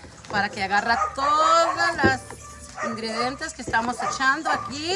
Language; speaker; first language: Spanish; early bilingual, heritage; Spanish